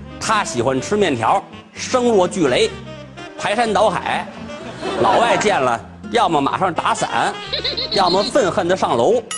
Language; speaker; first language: Chinese; native; Chinese